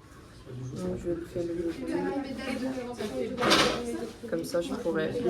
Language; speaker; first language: French; native; French